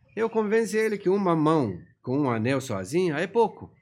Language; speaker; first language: Portuguese; non-native, fluent; Persian